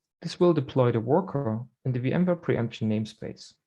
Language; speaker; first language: English; non-native, fluent; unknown